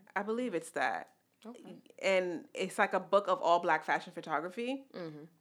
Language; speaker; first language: English; native; English